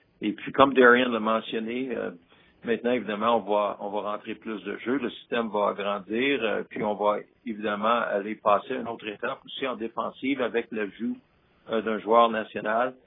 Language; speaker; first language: French; native; French